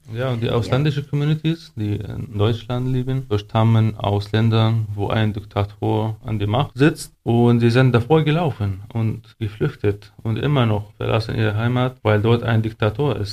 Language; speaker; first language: German; non-native, fluent; Arabic